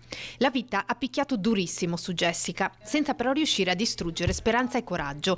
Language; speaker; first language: Italian; native; Italian